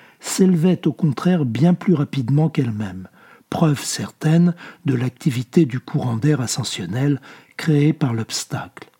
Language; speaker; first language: French; native; French